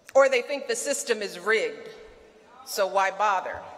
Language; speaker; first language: English; early bilingual, other home language; Spanish